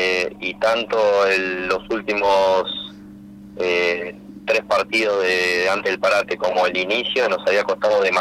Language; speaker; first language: Spanish; native; Spanish